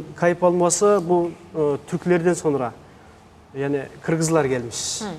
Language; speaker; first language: Turkish; non-native, fluent; Mongolian